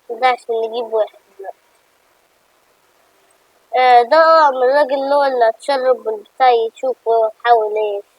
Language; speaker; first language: Arabic; native; Arabic